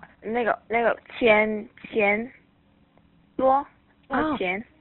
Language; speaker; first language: Chinese; non-native, learner; Korean